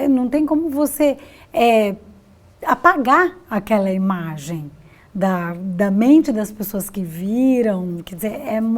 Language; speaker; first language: Portuguese; native; Portuguese